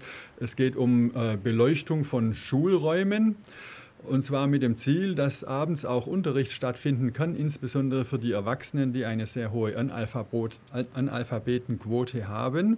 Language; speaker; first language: German; native; German